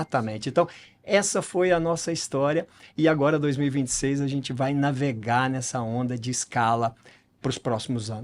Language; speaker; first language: Portuguese; native; Portuguese